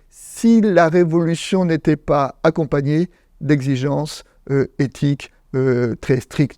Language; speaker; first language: French; native; French